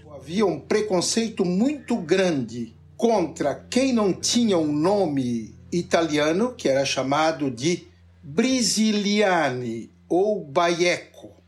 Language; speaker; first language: Portuguese; native; Portuguese